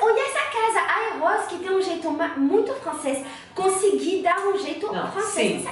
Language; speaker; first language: Portuguese; non-native, learner; French